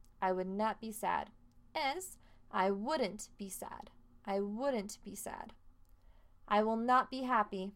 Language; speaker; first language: English; native; English